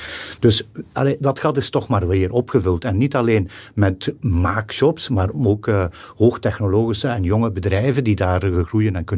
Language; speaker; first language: Dutch; native; Dutch